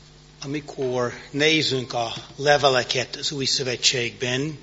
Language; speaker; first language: Hungarian; non-native, fluent; English